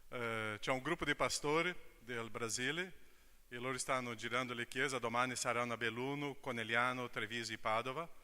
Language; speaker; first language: Italian; non-native, fluent; Portuguese